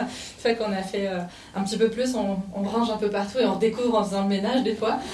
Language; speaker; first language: French; native; French